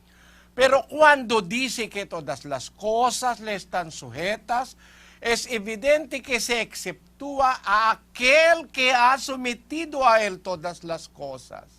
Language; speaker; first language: Spanish; non-native, fluent; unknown